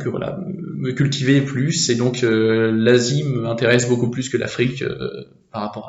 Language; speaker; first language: French; native; French